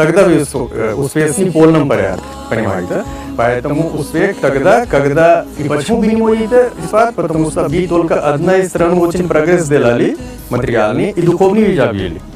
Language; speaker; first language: Russian; non-native, learner; Hindi